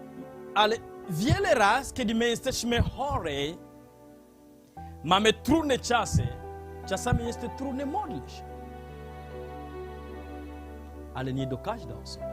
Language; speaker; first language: Polish; non-native, learner; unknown